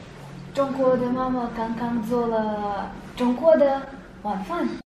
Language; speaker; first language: Chinese; non-native, fluent; Russian